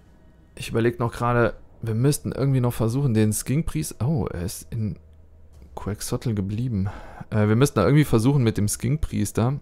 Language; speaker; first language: German; native; German